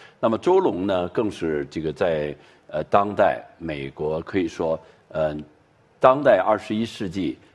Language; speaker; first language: Chinese; native; Chinese